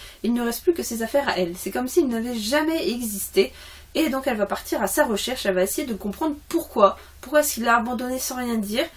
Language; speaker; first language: French; native; French